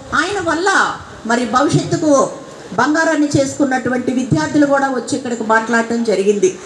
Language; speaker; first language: Telugu; native; Telugu